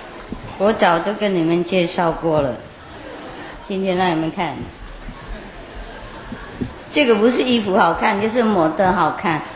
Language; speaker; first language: Chinese; non-native, fluent; Vietnamese